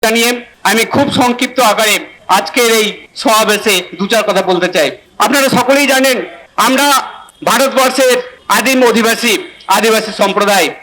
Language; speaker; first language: Bangla; non-native, local second language; Santali